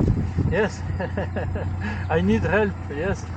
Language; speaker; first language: English; non-native, learner; French